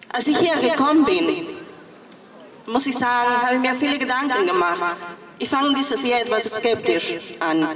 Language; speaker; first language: German; non-native, fluent; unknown